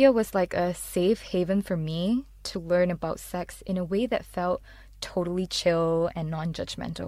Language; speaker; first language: English; non-native, local second language; Chinese